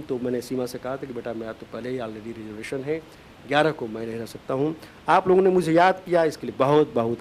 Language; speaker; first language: Hindi; native; Hindi